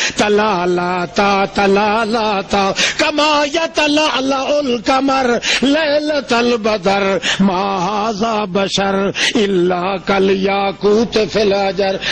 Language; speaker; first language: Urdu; non-native, local second language; Saraiki